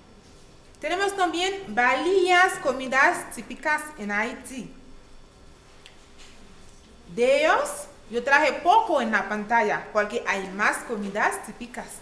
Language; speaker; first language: Spanish; non-native, learner; Haitian Creole